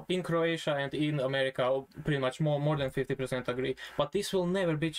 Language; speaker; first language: English; non-native, fluent; Croatian